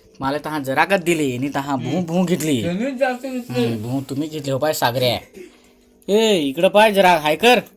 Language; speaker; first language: Marathi; native; Marathi